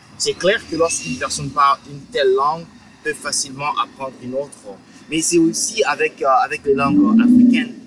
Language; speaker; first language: French; non-native, local second language; Swahili